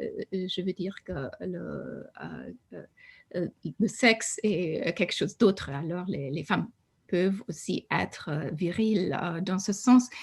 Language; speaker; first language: French; non-native, fluent; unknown